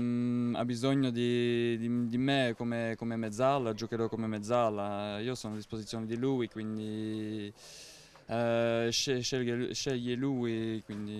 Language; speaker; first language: Italian; non-native, fluent; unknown